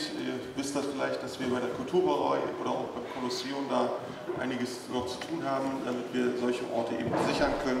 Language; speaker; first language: German; native; German